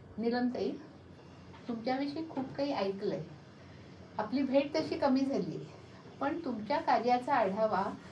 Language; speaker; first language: Marathi; native; Marathi